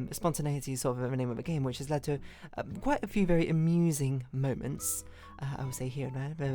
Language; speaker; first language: English; native; English